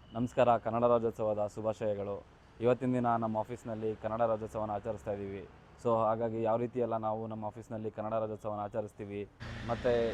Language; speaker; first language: Kannada; native; Kannada